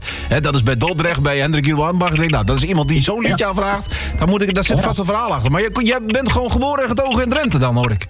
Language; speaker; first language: Dutch; native; Dutch